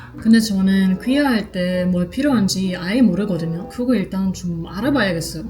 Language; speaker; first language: Korean; non-native, fluent; German